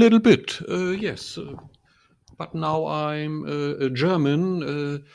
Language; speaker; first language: English; non-native, learner; German